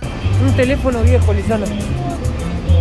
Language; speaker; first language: Spanish; native; Spanish